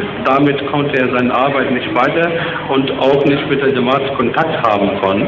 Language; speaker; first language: German; non-native, learner; Urdu